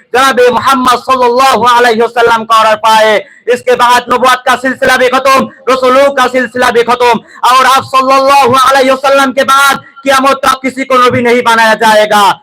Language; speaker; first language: Urdu; non-native, fluent; Bangla